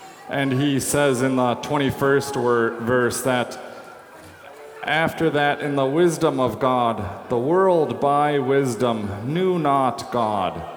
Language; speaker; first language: English; native; English